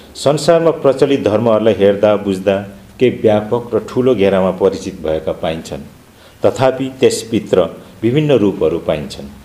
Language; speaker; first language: Nepali; non-native, local second language; Limbu